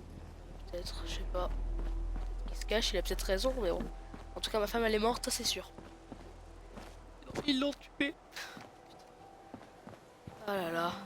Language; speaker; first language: French; native; French